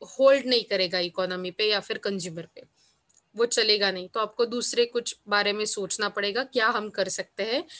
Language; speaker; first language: Hindi; non-native, local second language; Marathi